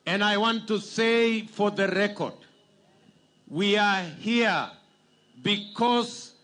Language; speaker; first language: English; non-native, local second language; Kalenjin